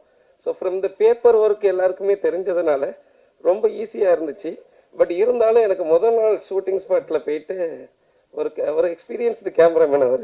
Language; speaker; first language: Tamil; native; Tamil